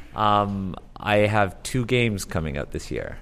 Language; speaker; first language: English; native; English